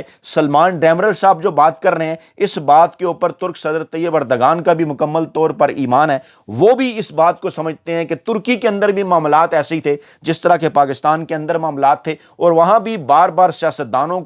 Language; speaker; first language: Urdu; native; Urdu